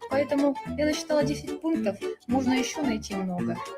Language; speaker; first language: Russian; native; Russian